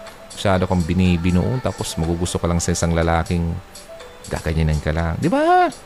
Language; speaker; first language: Filipino; native; Filipino